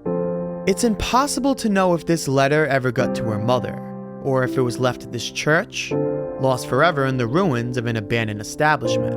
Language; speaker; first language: English; native; English